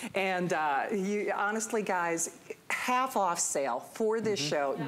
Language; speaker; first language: English; native; English